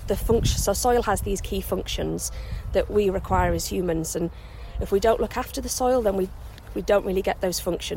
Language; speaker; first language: English; native; English